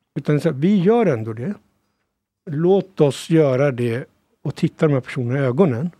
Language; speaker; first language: Swedish; early bilingual, other home language; Punjabi